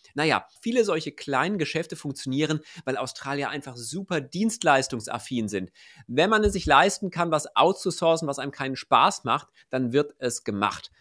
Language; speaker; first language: German; native; German